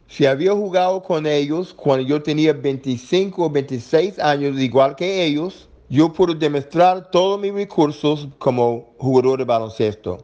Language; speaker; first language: Spanish; non-native, learner; English